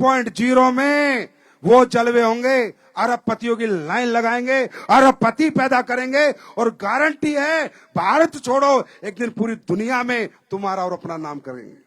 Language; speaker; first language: Hindi; native; Hindi